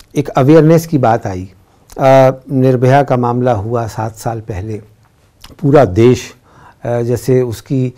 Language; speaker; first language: Hindi; native; Hindi